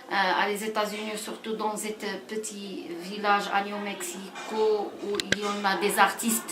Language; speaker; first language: French; non-native, local second language; Arabic